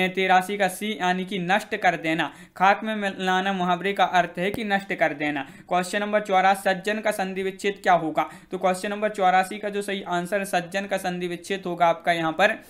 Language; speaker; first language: Hindi; native; Hindi